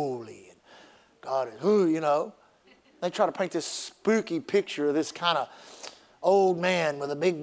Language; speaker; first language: English; native; English